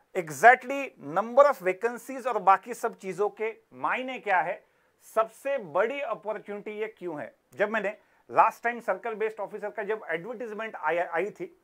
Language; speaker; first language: Hindi; non-native, local second language; Marathi